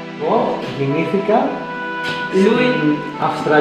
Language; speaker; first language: Greek; early bilingual, heritage; English